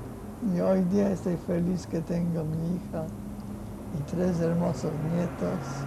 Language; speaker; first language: Spanish; non-native, fluent; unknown